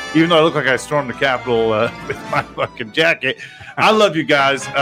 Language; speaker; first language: English; native; English